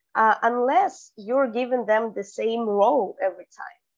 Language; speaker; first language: English; non-native, fluent; Russian